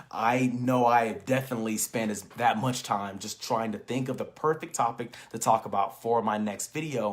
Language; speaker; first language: English; native; English